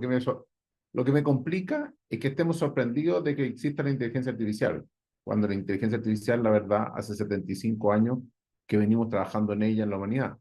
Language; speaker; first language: Spanish; native; Spanish